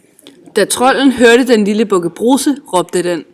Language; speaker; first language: Danish; native; Danish